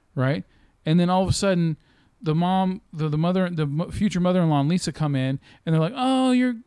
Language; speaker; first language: English; native; English